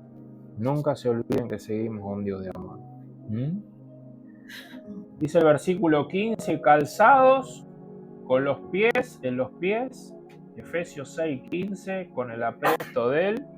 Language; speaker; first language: Spanish; native; Spanish